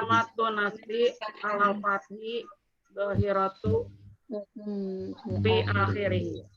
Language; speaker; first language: Arabic; non-native, learner; Indonesian